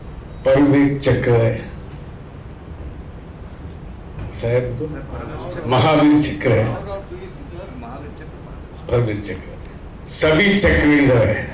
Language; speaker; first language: Hindi; non-native, local second language; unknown